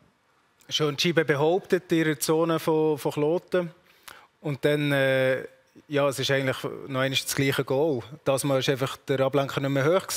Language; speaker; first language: German; native; German